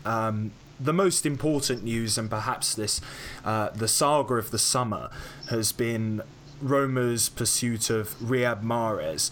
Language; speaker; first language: English; native; English